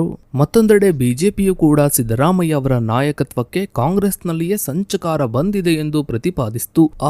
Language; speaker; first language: Kannada; native; Kannada